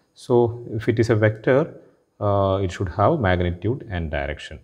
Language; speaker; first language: English; non-native, local second language; Malayalam